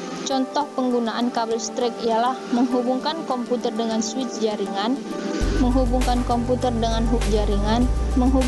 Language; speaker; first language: Indonesian; native; Indonesian